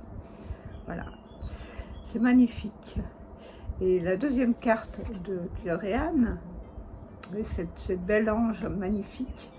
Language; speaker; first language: French; native; French